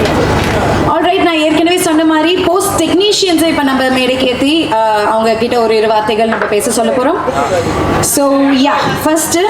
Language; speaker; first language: Tamil; native; Tamil